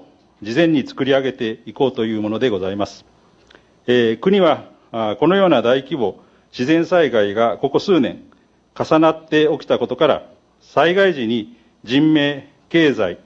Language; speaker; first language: Japanese; native; Japanese